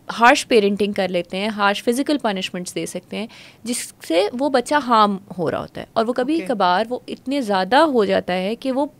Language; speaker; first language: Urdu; native; Urdu